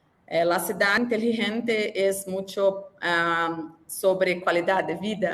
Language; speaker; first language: Spanish; non-native, learner; Portuguese